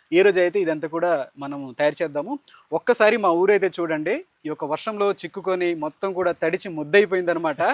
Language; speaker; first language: Telugu; native; Telugu